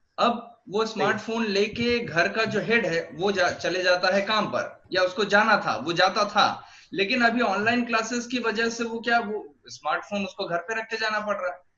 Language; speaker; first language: Hindi; native; Hindi